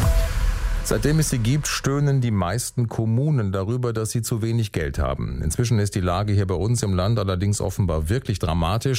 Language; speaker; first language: German; native; German